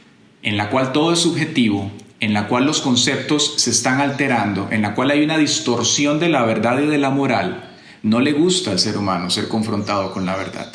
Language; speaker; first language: Spanish; native; Spanish